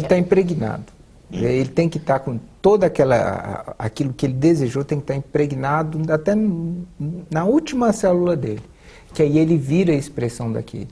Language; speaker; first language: Portuguese; native; Portuguese